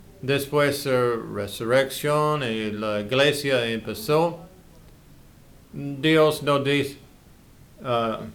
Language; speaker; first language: Spanish; non-native, learner; English